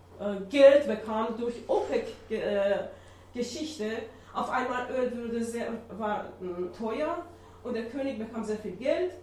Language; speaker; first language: German; non-native, learner; Persian